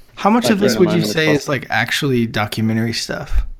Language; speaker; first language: English; early bilingual, other home language; Polish